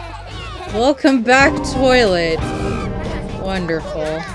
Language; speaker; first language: English; native; English